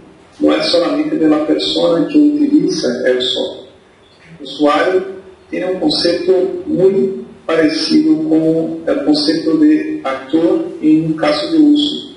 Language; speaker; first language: Spanish; non-native, fluent; Portuguese